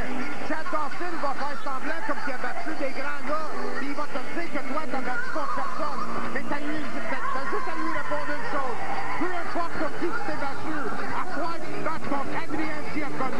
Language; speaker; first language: French; native; French